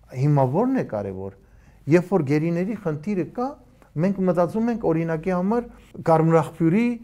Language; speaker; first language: Armenian; early bilingual, heritage; Armenian